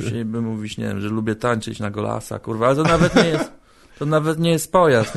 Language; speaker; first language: Polish; native; Polish